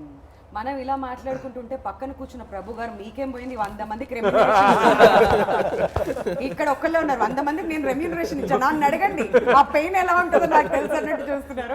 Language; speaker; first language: Telugu; native; Telugu